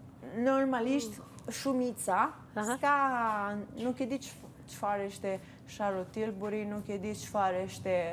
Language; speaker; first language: Albanian; early bilingual, heritage; Albanian